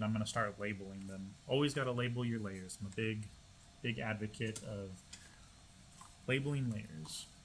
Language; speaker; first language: English; native; English